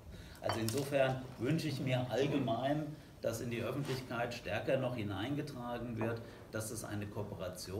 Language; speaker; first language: German; native; German